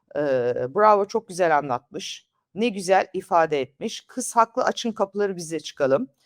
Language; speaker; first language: Turkish; native; Turkish